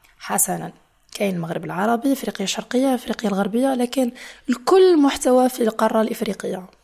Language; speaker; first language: Arabic; non-native, fluent; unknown